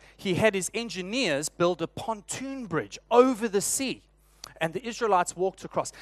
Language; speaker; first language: English; native; English